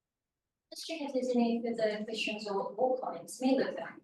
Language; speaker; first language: English; native; English